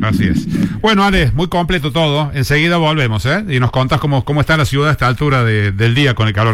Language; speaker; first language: Spanish; native; Spanish